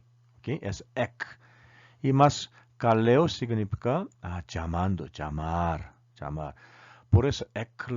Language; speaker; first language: Spanish; non-native, learner; Korean